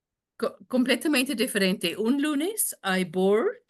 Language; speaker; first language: Spanish; non-native, fluent; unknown